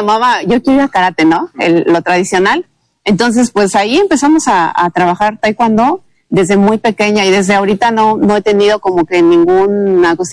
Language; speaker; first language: Spanish; native; Spanish